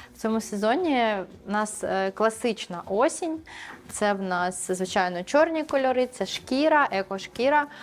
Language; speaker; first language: Ukrainian; early bilingual, other home language; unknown